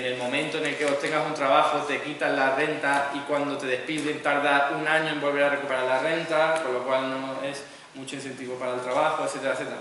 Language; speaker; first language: Spanish; native; Spanish